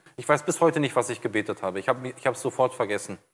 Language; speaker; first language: German; non-native, fluent; Portuguese